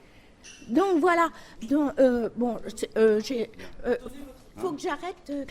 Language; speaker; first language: French; native; French